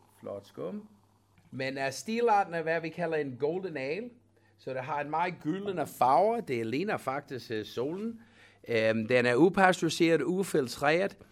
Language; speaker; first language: Danish; non-native, fluent; English